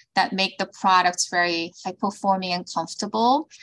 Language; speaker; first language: English; early bilingual, other home language; Korean